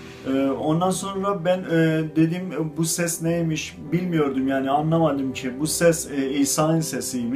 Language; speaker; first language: Turkish; non-native, fluent; Azerbaijani